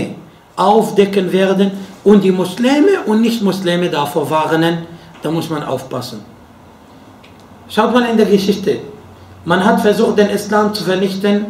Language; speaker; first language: German; non-native, fluent; Arabic